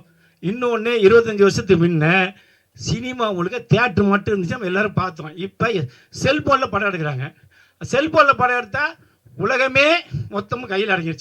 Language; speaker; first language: Tamil; native; Tamil